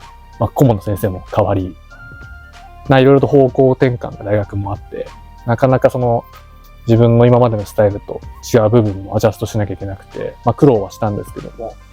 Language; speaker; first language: Japanese; native; Japanese